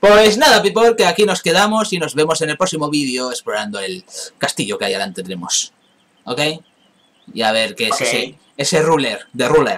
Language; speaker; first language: Spanish; native; Spanish